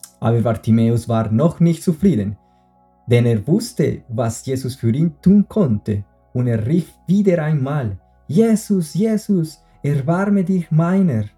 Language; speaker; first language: German; non-native, fluent; Spanish